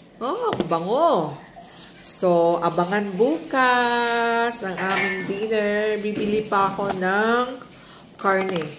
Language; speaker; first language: Filipino; native; Filipino